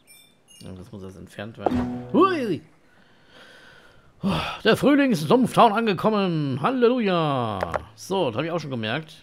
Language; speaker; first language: German; native; German